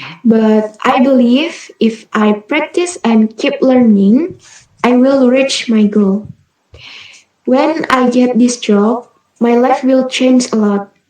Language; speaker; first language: English; non-native, learner; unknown